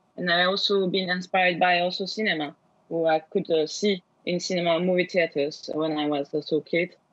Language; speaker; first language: English; non-native, learner; Turkish